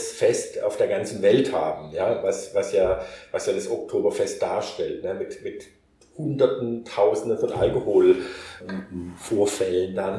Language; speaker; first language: German; native; German